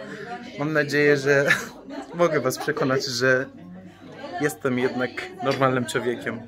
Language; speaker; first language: Polish; non-native, fluent; Persian